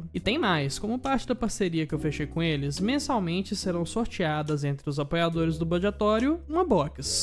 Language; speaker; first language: Portuguese; native; Portuguese